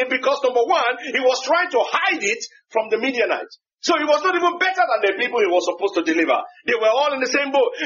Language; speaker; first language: English; non-native, local second language; Yoruba